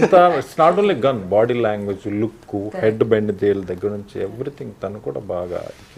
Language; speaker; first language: Telugu; native; Telugu